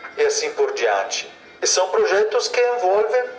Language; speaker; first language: Portuguese; non-native, fluent; Italian